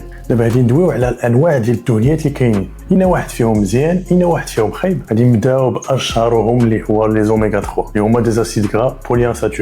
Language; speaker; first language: Arabic; native; Arabic